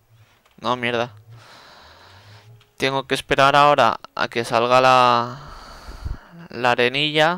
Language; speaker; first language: Spanish; native; Spanish